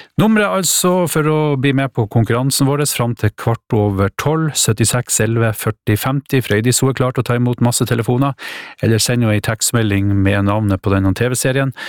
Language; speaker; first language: Norwegian; native; Norwegian